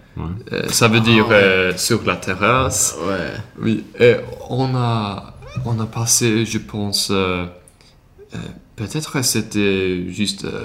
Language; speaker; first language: French; non-native, learner; Swedish